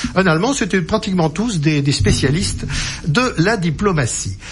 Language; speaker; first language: French; native; French